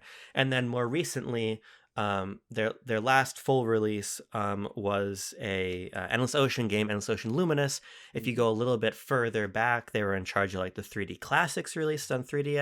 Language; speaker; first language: English; native; English